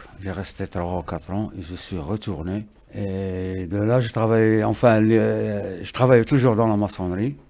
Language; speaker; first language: French; non-native, local second language; Arabic